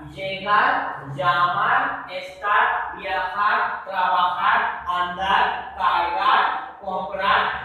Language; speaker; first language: Spanish; non-native, fluent; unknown